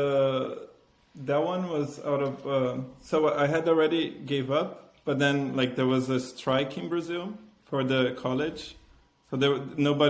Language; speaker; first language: English; non-native, fluent; Portuguese